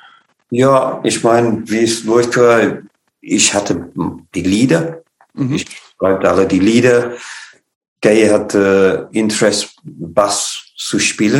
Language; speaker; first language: German; non-native, fluent; English